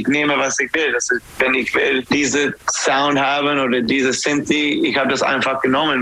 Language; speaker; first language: German; non-native, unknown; English